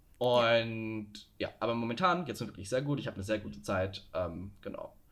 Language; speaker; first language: German; native; German